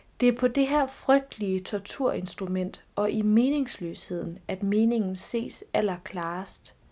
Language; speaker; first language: Danish; native; Danish